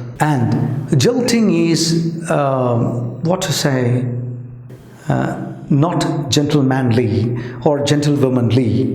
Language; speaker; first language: English; non-native, local second language; Malayalam